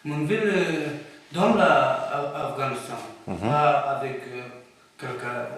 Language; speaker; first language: French; non-native, learner; Persian